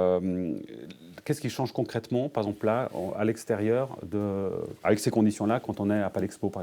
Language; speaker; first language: French; native; French